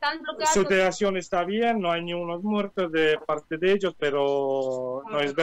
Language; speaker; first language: Spanish; non-native, learner; Ukrainian